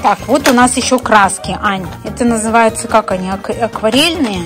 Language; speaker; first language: Russian; native; Russian